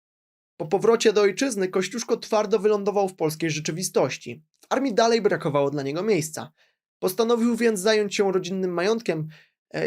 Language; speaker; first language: Polish; native; Polish